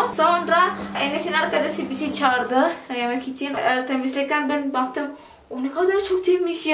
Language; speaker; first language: Turkish; non-native, learner; Indonesian